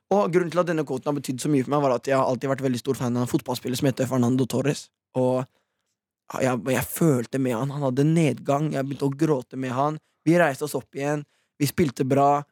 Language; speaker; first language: Norwegian; early bilingual, other home language; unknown